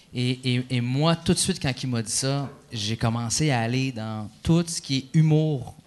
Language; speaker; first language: French; early bilingual, other home language; Arabic